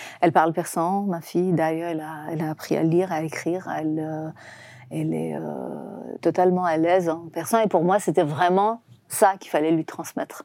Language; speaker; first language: French; non-native, fluent; Persian